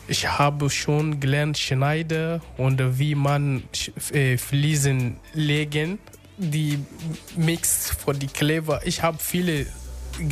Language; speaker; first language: German; non-native, learner; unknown